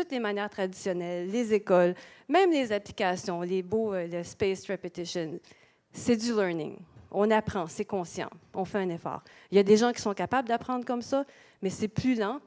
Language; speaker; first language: French; native; French